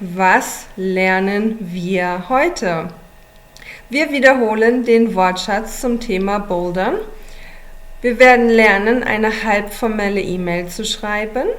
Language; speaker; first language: German; non-native, fluent; English